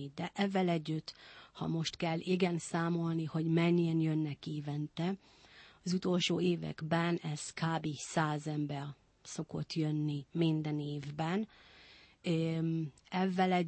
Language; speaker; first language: Hungarian; non-native, fluent; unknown